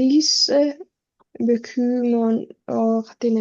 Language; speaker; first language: French; non-native, learner; Spanish